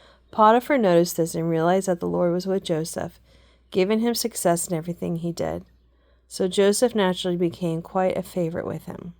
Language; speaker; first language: English; native; English